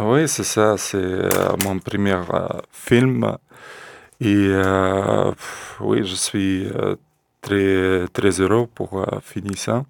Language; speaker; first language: French; non-native, learner; Russian